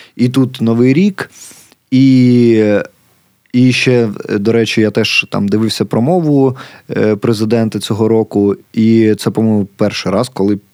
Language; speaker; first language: Ukrainian; native; Ukrainian